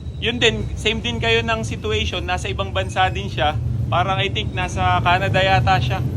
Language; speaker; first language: Filipino; native; Filipino